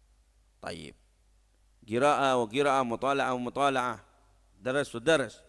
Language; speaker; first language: Arabic; non-native, fluent; Indonesian